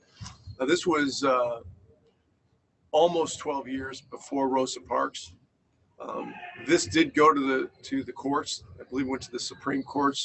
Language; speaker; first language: English; native; English